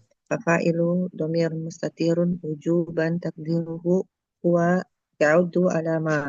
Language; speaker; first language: Arabic; non-native, learner; Indonesian